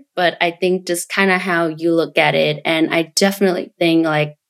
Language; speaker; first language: English; non-native, fluent; Vietnamese